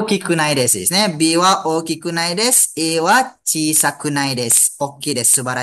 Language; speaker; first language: Japanese; non-native, fluent; Malay